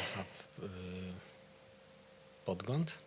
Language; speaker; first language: English; non-native, learner; Polish